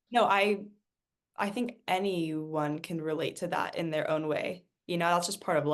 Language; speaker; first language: English; native; English